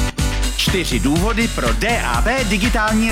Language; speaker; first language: Czech; native; Czech